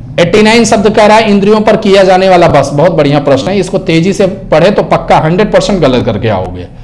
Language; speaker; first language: Hindi; native; Hindi